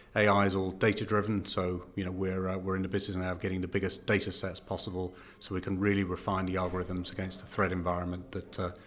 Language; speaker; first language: English; native; English